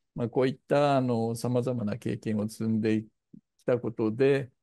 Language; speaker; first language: Japanese; native; Japanese